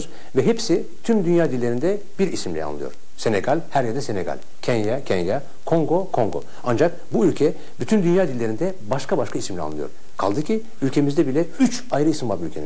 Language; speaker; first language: Turkish; native; Turkish